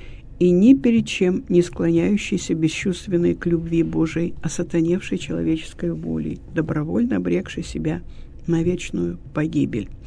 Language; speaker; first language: Russian; native; Russian